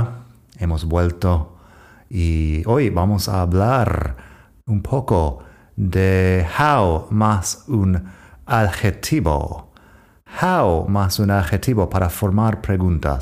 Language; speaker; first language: Spanish; non-native, fluent; English